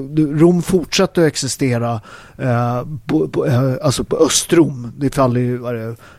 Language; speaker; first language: Swedish; early bilingual, other home language; Italian